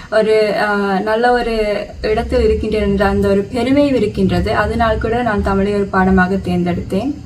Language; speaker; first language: Tamil; early bilingual, heritage; Tamil